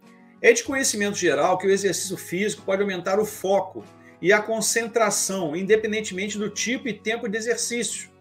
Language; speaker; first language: Portuguese; native; Portuguese